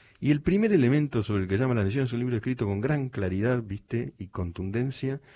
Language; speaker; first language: Spanish; native; Spanish